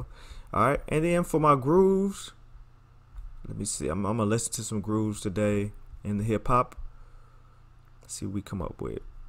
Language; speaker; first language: English; native; English